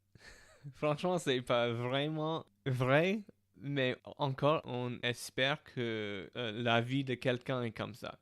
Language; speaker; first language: French; non-native, fluent; English